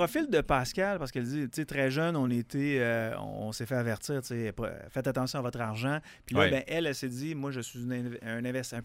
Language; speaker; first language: French; native; French